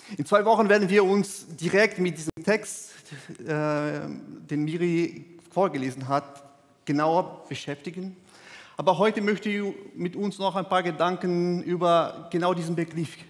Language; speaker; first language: German; non-native, fluent; Portuguese